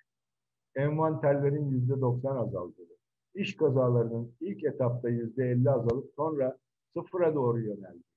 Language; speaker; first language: Turkish; native; Turkish